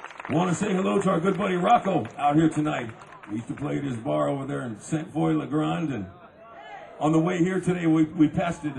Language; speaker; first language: English; native; English